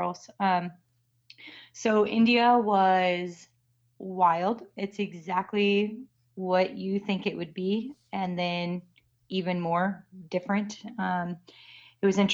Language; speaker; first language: English; native; English